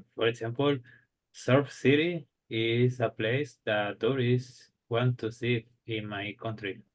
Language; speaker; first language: English; non-native, learner; Spanish